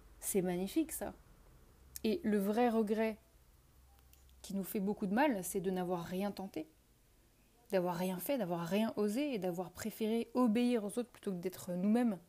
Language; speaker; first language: French; native; French